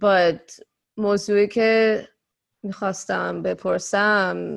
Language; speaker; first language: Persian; early bilingual, heritage; Persian